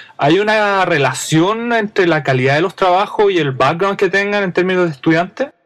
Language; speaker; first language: Spanish; native; Spanish